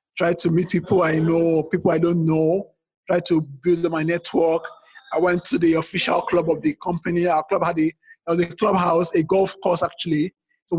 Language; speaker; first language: English; non-native, local second language; Yoruba